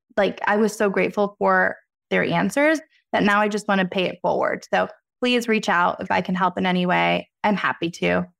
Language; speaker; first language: English; native; English